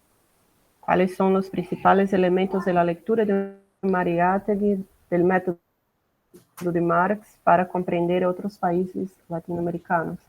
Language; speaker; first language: Spanish; non-native, learner; Portuguese